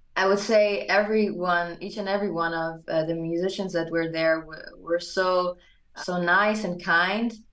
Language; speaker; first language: English; non-native, fluent; German